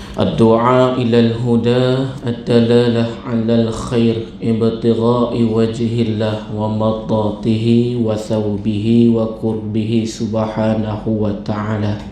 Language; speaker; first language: Malay; native; Malay